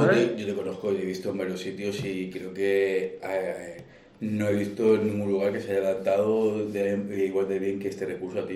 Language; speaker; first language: Spanish; native; Spanish